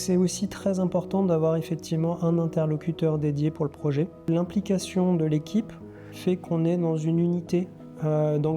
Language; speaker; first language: French; native; French